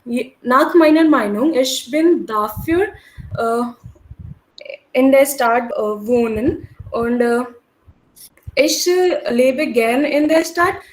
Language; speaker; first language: German; non-native, learner; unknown